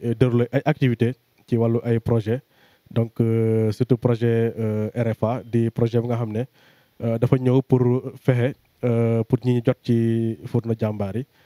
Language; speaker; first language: Wolof; non-native, local second language; Jola-Fonyi